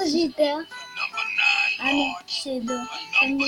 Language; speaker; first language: French; native; French